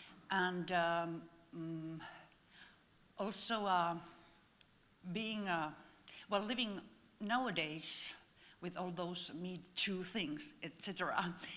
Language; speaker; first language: English; non-native, fluent; Finnish